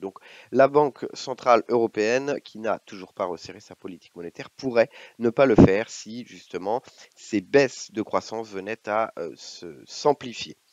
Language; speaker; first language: French; native; French